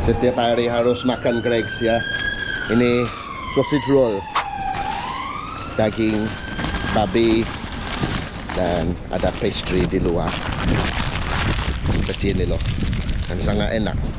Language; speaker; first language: Indonesian; non-native, learner; English